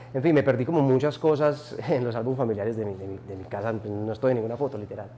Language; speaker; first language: Spanish; native; Spanish